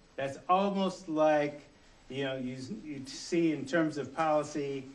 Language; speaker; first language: English; native; English